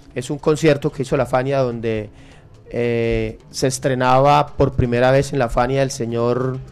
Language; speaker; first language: Spanish; native; Spanish